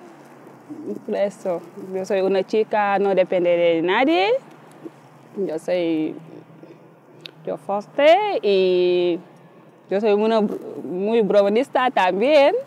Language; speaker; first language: Spanish; non-native, learner; Wolof